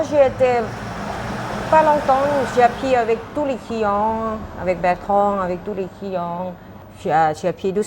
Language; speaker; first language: French; non-native, learner; Thai